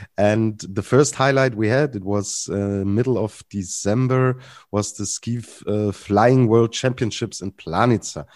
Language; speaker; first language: English; non-native, fluent; German